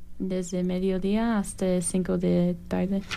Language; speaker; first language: Spanish; non-native, learner; English